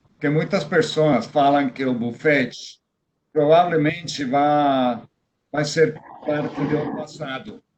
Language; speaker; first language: Portuguese; non-native, fluent; Spanish